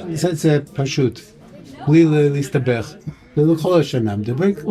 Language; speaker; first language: Hebrew; non-native, fluent; English